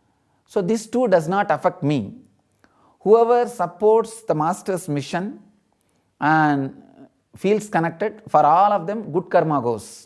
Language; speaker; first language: English; non-native, local second language; Tamil